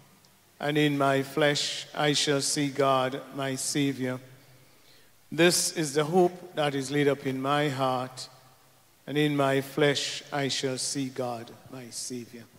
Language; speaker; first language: English; native; English